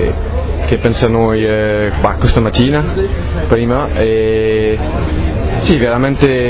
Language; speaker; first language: Italian; non-native, learner; French